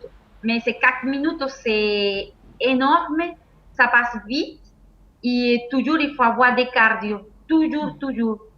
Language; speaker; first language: French; non-native, fluent; Spanish